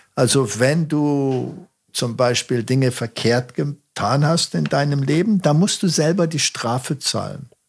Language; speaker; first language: German; early bilingual, heritage; German